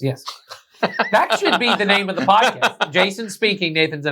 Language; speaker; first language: English; native; English